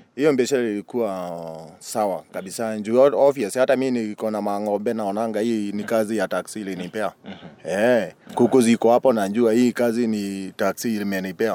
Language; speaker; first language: Swahili; non-native, local second language; Kikuyu